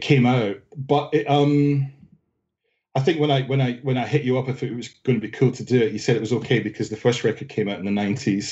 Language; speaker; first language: English; native; English